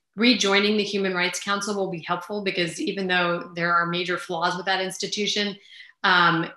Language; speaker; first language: English; early bilingual, other home language; Armenian